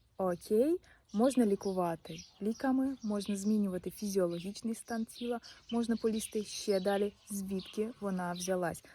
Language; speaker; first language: Ukrainian; non-native, local second language; Russian